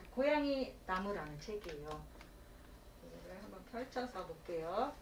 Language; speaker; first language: Korean; native; Korean